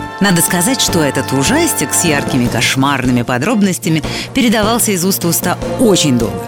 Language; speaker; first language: Russian; native; Russian